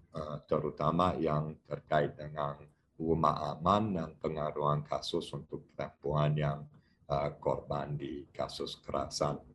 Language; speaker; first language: Indonesian; non-native, fluent; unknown